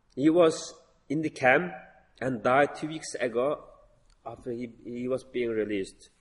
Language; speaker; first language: English; non-native, learner; Uyghur